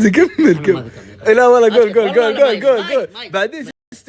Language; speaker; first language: Arabic; native; Arabic